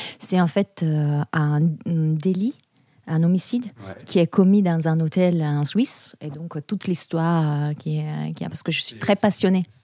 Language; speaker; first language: French; non-native, fluent; Italian